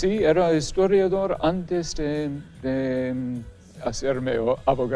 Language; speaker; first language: Spanish; non-native, fluent; English